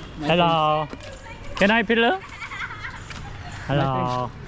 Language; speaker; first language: English; non-native, learner; Korean